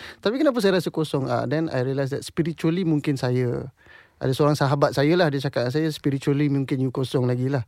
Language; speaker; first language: Malay; non-native, local second language; English